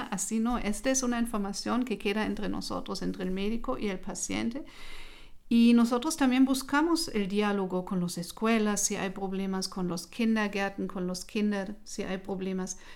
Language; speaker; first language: Spanish; non-native, fluent; German